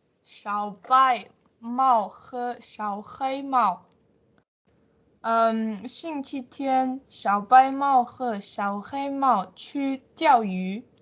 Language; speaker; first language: Chinese; non-native, learner; Tibetan